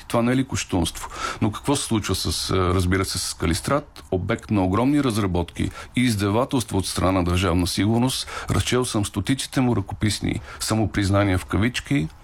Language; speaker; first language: Bulgarian; native; Bulgarian